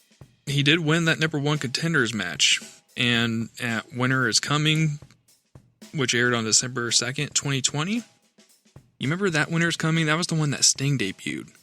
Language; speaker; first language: English; native; English